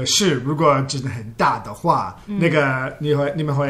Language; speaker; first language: Chinese; non-native, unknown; English